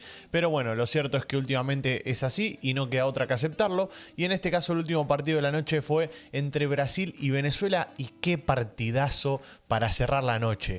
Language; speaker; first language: Spanish; native; Spanish